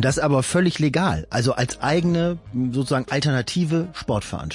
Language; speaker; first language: German; native; German